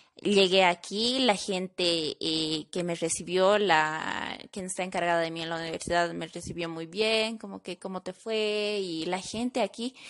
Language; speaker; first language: Spanish; native; Spanish